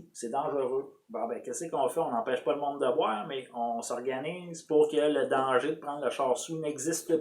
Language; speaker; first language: French; native; French